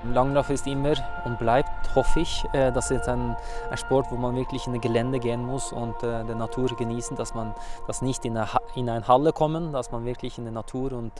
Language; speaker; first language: German; non-native, fluent; Norwegian